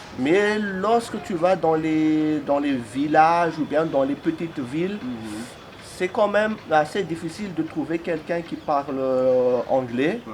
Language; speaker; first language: French; non-native, local second language; Malagasy